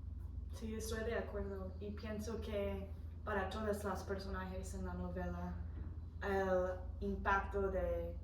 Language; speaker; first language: Spanish; non-native, fluent; English